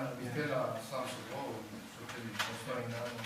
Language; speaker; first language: Danish; non-native, learner; Kurdish